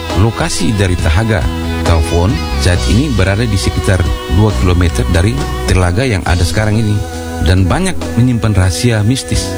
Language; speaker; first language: Indonesian; native; Indonesian